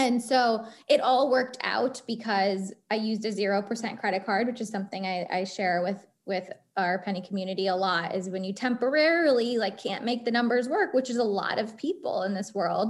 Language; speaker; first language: English; native; English